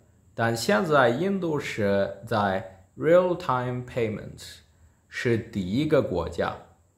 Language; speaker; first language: Chinese; non-native, learner; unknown